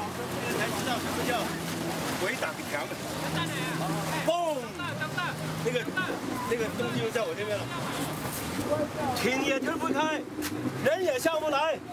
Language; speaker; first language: Chinese; non-native, local second language; Cantonese